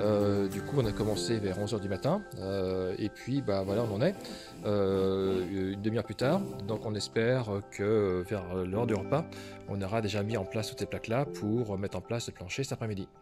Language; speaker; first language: French; native; French